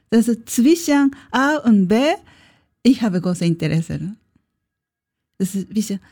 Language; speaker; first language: German; non-native, learner; Japanese